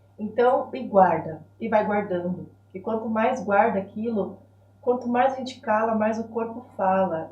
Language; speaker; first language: Portuguese; native; Portuguese